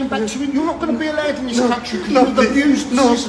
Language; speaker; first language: English; native; English